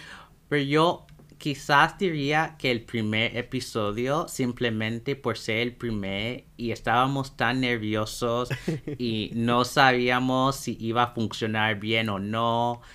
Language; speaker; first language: Spanish; non-native, fluent; English